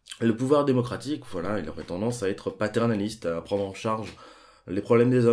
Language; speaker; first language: French; native; French